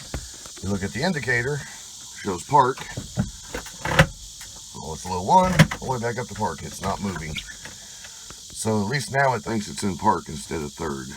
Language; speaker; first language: English; native; English